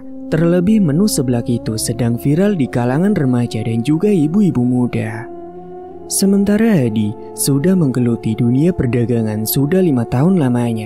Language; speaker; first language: Indonesian; native; Indonesian